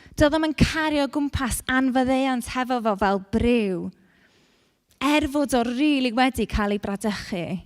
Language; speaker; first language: Welsh; non-native, local second language; English